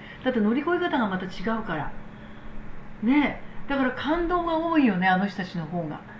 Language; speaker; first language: Japanese; native; Japanese